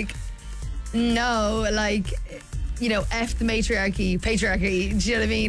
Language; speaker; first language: English; native; English